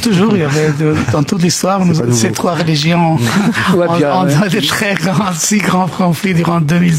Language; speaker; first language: French; non-native, fluent; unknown